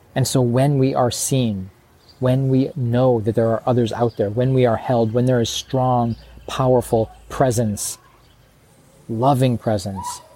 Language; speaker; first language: English; native; English